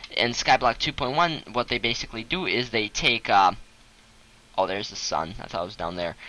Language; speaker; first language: English; non-native, fluent; Russian